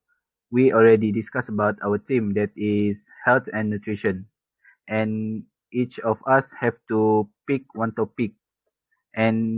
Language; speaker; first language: English; non-native, local second language; Malay